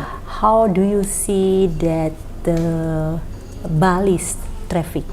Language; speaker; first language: English; non-native, fluent; Indonesian